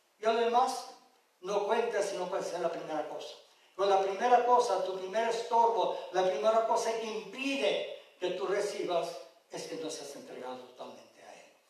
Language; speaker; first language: Spanish; early bilingual, heritage; Spanish